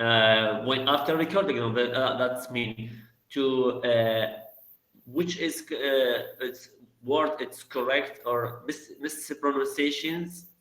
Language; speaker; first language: English; non-native, learner; Arabic